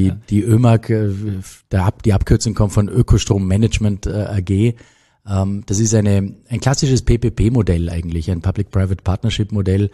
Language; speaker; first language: German; native; German